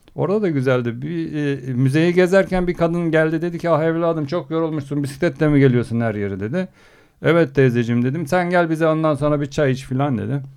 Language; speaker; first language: Turkish; early bilingual, heritage; Turkish